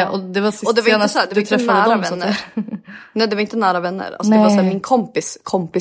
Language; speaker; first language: Swedish; native; Swedish